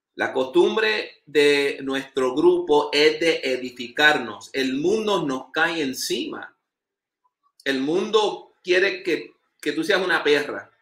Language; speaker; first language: Spanish; early bilingual, heritage; Spanish